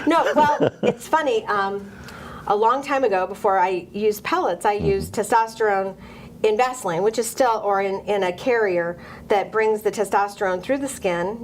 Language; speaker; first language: English; native; English